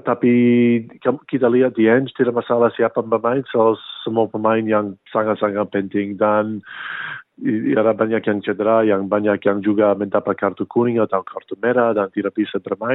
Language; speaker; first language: Indonesian; non-native, fluent; English